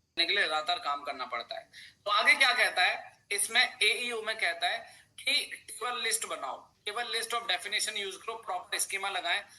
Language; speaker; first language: Hindi; native; Hindi